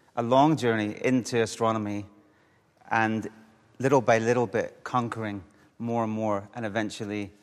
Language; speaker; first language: English; native; English